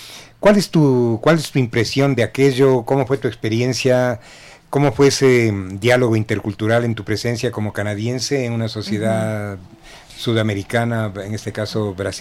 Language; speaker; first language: Spanish; native; Spanish